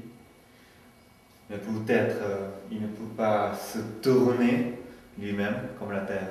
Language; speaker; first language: French; non-native, fluent; Japanese